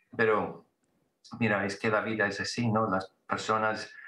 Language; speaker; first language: Spanish; non-native, fluent; English